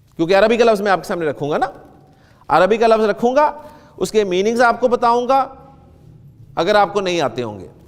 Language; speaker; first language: Urdu; native; Urdu